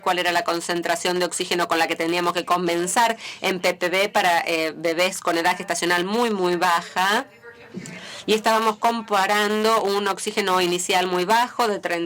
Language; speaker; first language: Spanish; native; Spanish